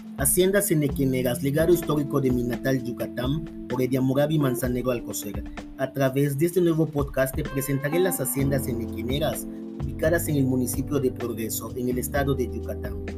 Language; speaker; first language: Spanish; native; Spanish